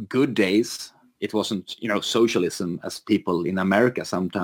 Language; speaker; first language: English; non-native, fluent; Swedish